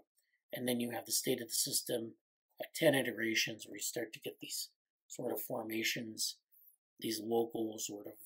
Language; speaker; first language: English; native; English